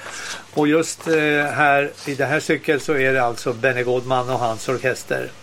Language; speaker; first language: Swedish; native; Swedish